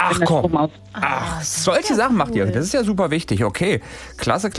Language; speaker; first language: German; native; German